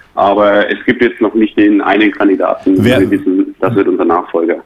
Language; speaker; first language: German; native; German